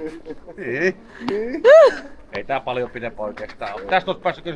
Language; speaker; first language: Finnish; native; Finnish